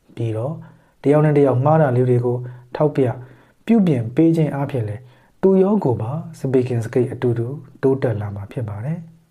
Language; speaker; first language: Burmese; native; Burmese